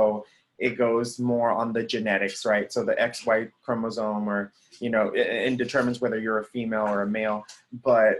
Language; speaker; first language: English; early bilingual, other home language; Spanish